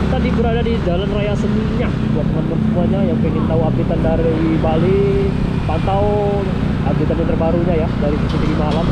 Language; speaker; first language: Indonesian; native; Indonesian